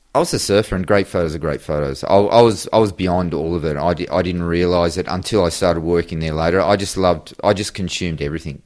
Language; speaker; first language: English; native; English